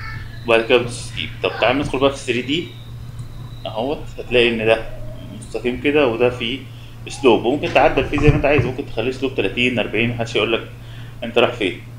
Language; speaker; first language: Arabic; native; Arabic